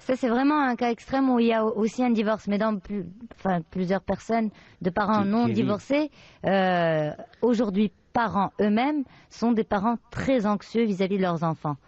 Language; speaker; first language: French; non-native, local second language; Arabic